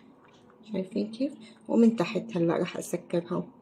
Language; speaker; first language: Arabic; native; Arabic